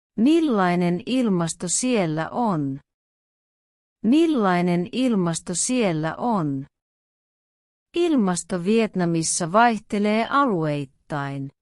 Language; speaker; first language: Finnish; non-native, learner; Vietnamese